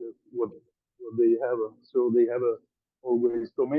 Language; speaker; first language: English; non-native, learner; Italian